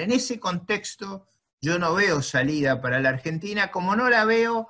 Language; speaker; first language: Spanish; native; Spanish